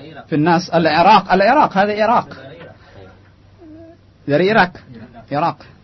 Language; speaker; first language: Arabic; non-native, fluent; Indonesian